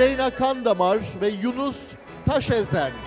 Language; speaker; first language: Turkish; native; Turkish